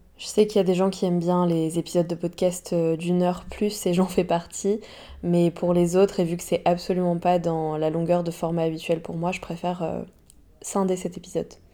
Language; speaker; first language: French; native; French